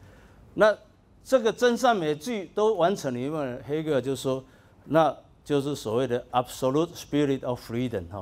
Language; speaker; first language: Chinese; native; Chinese